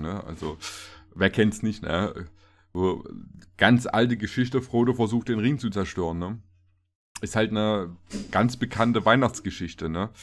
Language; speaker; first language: German; native; German